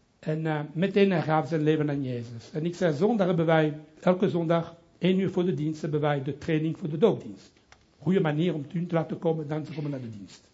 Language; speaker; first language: Dutch; non-native, local second language; French